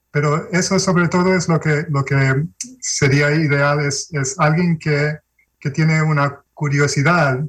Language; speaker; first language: Spanish; early bilingual, heritage; Spanish